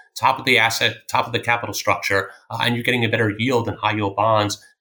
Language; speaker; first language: English; native; English